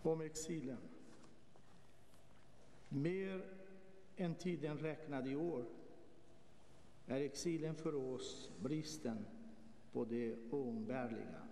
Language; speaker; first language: Swedish; non-native, fluent; Portuguese